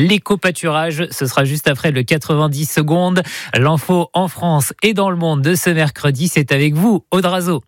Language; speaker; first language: French; native; French